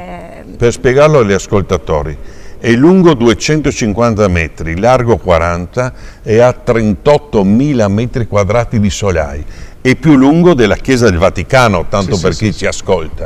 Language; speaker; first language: Italian; native; Italian